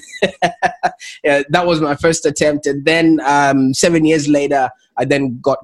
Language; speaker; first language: English; non-native, local second language; Shona